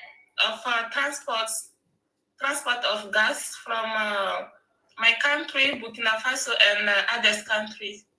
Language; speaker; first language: English; non-native, learner; French